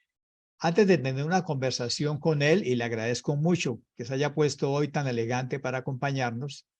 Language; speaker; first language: Spanish; native; Spanish